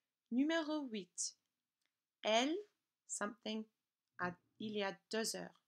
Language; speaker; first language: French; non-native, fluent; English